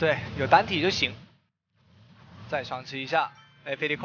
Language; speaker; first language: Chinese; native; Chinese